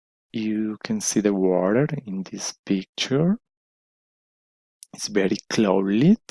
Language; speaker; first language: English; non-native, learner; Spanish